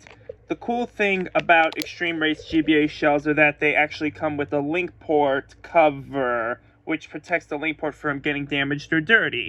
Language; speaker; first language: English; native; English